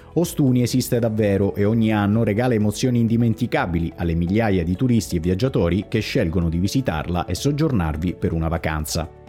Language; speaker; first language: Italian; native; Italian